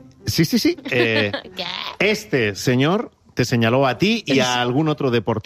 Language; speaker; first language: Spanish; native; Spanish